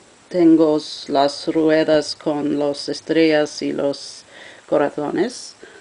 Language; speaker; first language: Spanish; non-native, learner; English